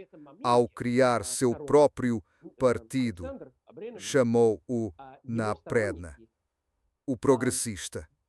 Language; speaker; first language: Portuguese; non-native, fluent; Serbian